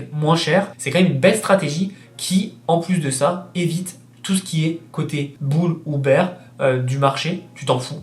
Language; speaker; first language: French; native; French